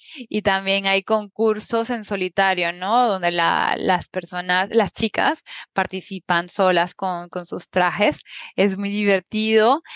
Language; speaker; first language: Spanish; native; Spanish